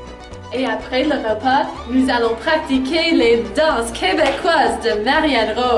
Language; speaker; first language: French; non-native, learner; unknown